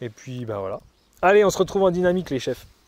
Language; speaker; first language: French; native; French